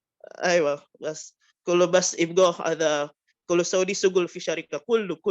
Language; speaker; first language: Arabic; non-native, learner; Indonesian